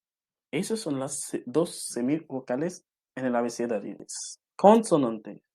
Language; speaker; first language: Spanish; non-native, local second language; Haitian Creole